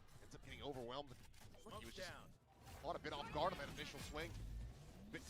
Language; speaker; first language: English; native; English